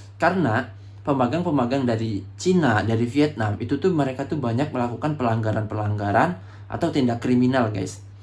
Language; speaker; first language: Indonesian; native; Indonesian